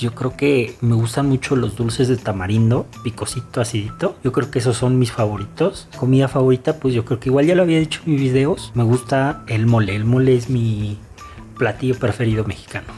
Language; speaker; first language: Spanish; native; Spanish